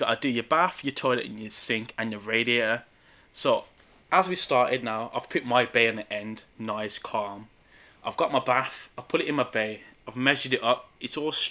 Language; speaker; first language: English; native; English